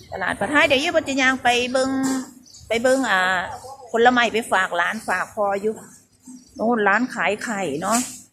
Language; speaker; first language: Thai; native; Thai